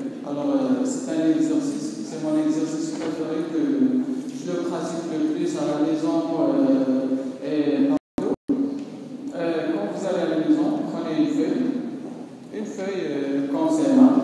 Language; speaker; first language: French; non-native, local second language; Arabic